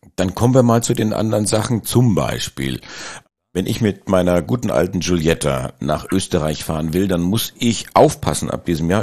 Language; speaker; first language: German; native; German